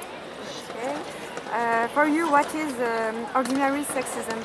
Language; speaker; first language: English; non-native, learner; French